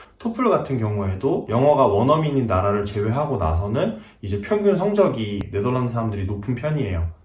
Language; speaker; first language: Korean; native; Korean